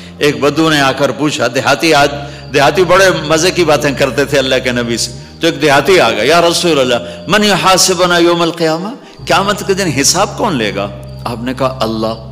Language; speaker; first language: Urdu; non-native, local second language; Punjabi